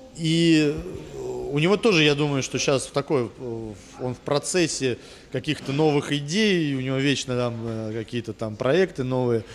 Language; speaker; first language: Russian; native; Russian